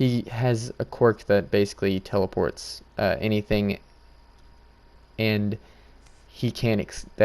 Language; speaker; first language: English; native; English